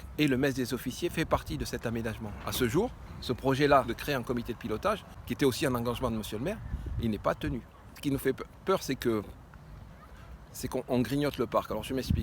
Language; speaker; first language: French; native; French